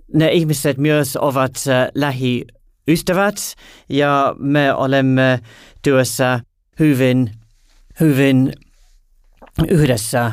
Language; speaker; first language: Finnish; non-native, learner; English